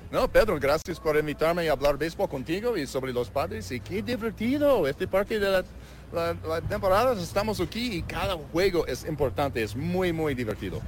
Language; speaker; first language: Spanish; non-native, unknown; English